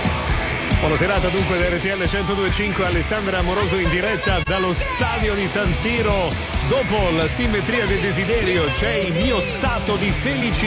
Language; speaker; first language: Italian; native; Italian